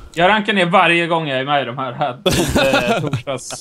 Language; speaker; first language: Swedish; native; Swedish